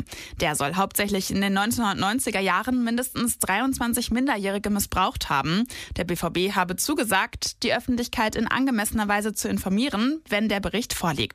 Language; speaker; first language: German; native; German